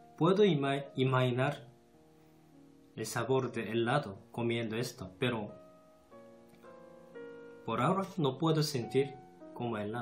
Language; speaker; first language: Spanish; non-native, fluent; Korean